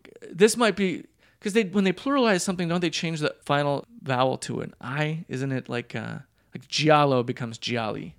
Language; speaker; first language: English; native; English